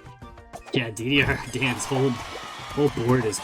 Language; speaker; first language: English; native; English